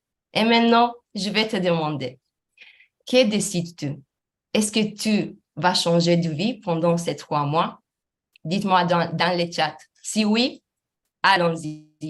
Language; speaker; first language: French; non-native, fluent; Romanian